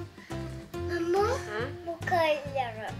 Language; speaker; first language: Japanese; early bilingual, heritage; Japanese